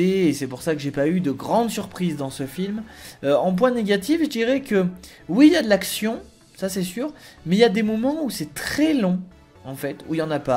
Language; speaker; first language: French; native; French